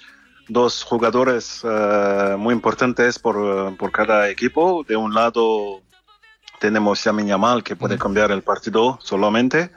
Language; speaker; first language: Spanish; non-native, learner; French